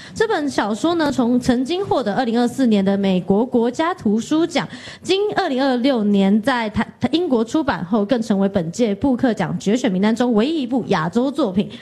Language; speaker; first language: Chinese; native; Chinese